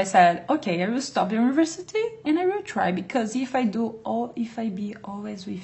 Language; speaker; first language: English; non-native, learner; Portuguese